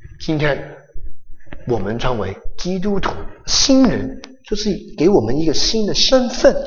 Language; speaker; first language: Chinese; non-native, local second language; Cantonese